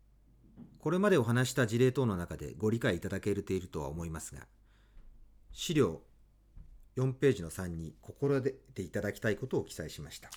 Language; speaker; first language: Japanese; native; Japanese